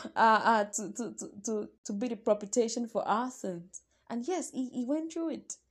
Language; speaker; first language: English; non-native, local second language; Yoruba